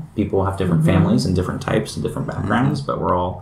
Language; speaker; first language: English; native; English